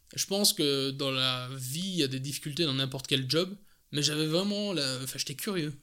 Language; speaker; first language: French; native; French